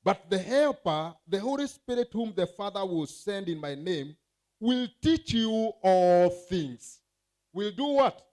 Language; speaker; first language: English; non-native, local second language; Swahili